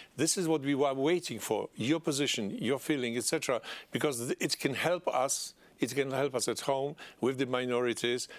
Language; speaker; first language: English; non-native, fluent; Polish